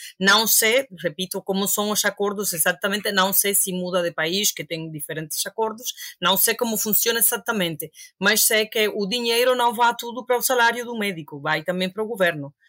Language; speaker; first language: Portuguese; non-native, fluent; Spanish